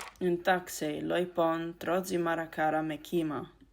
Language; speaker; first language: Greek; non-native, learner; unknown